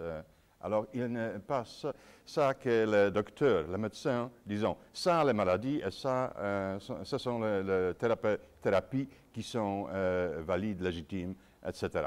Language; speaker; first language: French; non-native, fluent; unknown